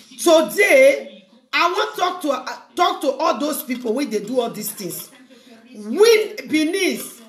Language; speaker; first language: Nigerian Pidgin; non-native, local second language; Bini